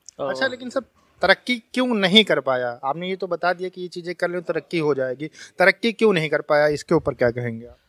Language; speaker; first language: Hindi; native; Hindi